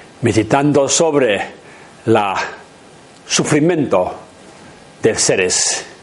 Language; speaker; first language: Spanish; non-native, learner; Tibetan